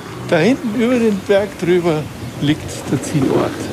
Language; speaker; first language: German; native; German